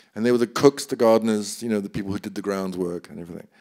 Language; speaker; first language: English; native; English